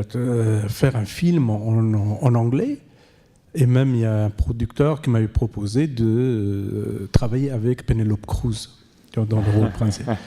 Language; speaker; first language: French; non-native, fluent; Persian